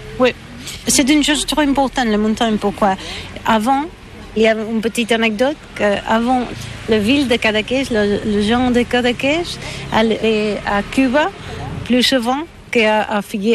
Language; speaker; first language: French; non-native, learner; Catalan